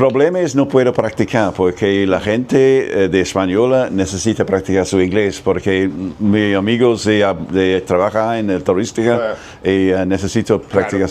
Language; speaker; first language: Spanish; non-native, learner; English